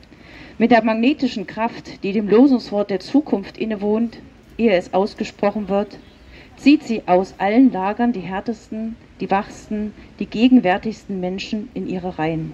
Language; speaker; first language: German; native; German